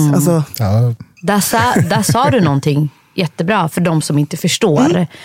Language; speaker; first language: Swedish; early bilingual, other home language; Somali